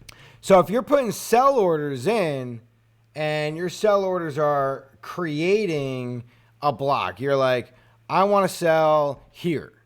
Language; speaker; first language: English; native; English